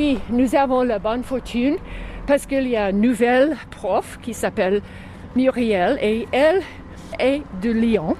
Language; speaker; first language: French; non-native, fluent; English